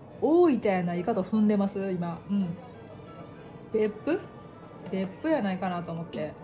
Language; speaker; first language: Japanese; native; Japanese